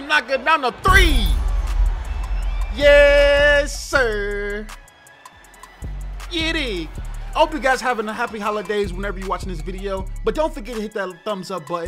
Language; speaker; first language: English; native; English